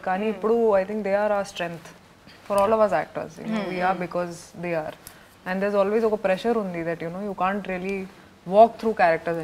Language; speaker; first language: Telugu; non-native, fluent; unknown